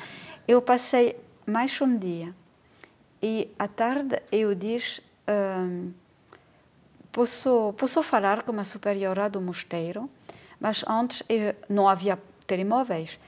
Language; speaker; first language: Portuguese; non-native, fluent; French